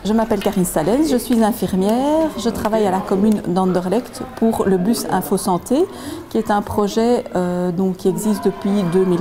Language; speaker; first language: French; native; French